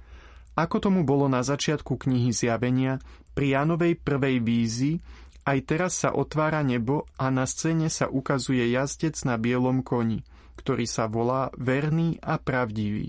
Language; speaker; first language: Slovak; native; Slovak